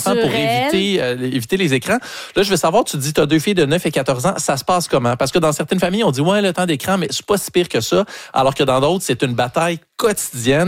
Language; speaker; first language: French; native; French